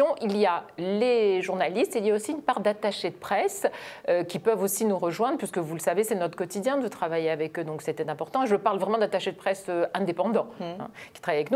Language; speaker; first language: French; native; French